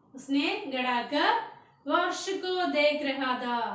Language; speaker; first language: Hindi; non-native, local second language; Malayalam